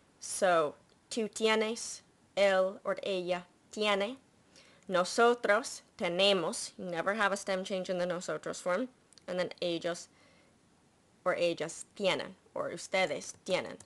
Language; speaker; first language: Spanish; non-native, fluent; English